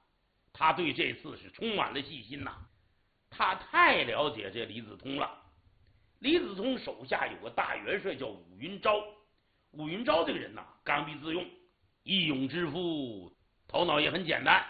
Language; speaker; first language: Chinese; native; Chinese